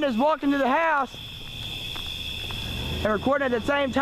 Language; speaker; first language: English; native; English